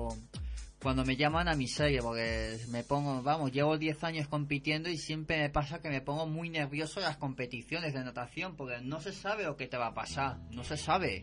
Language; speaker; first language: Spanish; native; Spanish